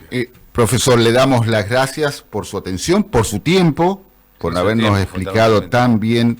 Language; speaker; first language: Spanish; native; Spanish